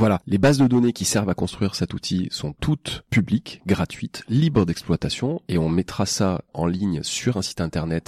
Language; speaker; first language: French; native; French